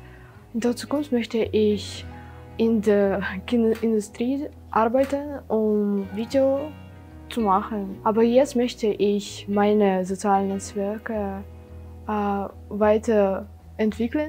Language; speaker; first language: German; non-native, fluent; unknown